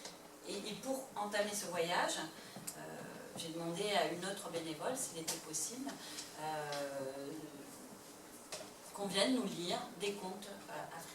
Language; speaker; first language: French; native; French